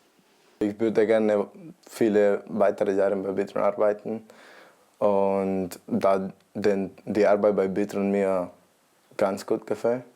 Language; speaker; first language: German; non-native, fluent; Spanish